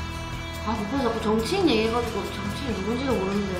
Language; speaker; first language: Korean; native; Korean